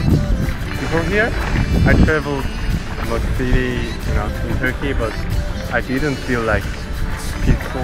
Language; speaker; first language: English; non-native, learner; Korean